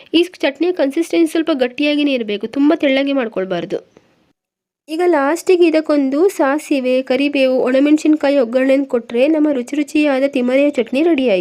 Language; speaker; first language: Kannada; non-native, local second language; Tulu